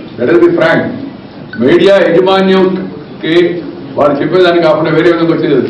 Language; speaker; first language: Telugu; native; Telugu